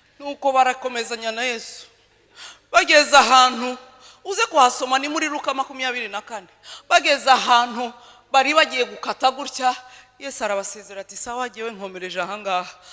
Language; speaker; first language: Kinyarwanda; early bilingual, heritage; Kinyarwanda